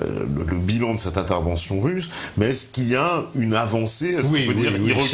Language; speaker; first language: French; native; French